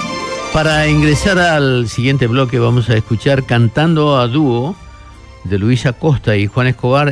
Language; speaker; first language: Spanish; native; Spanish